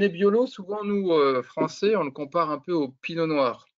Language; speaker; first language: French; native; French